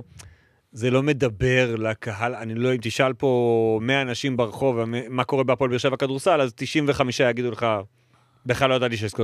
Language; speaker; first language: Hebrew; native; Hebrew